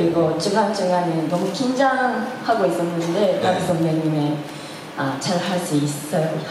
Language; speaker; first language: Korean; non-native, learner; Japanese